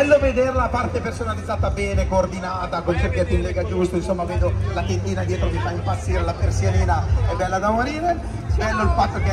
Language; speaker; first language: Italian; native; Italian